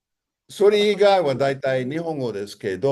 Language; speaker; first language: Japanese; non-native, fluent; English